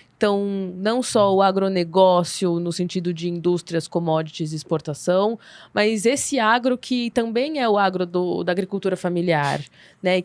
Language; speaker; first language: Portuguese; native; Portuguese